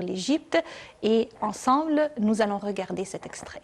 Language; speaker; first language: French; non-native, fluent; Arabic